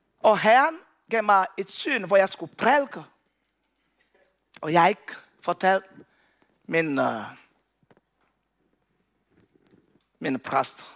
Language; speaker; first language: Danish; non-native, learner; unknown